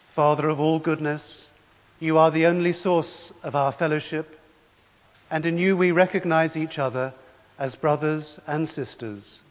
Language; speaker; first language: English; native; English